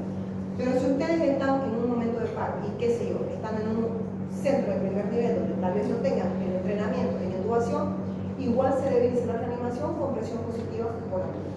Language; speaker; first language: Spanish; native; Spanish